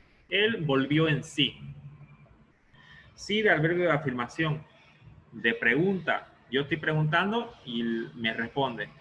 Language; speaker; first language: Spanish; native; Spanish